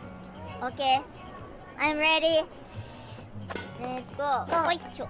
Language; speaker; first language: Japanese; non-native, learner; Indonesian